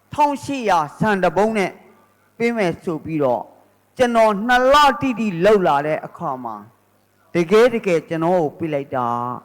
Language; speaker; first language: Burmese; native; Burmese